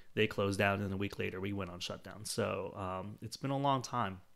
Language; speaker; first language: English; native; English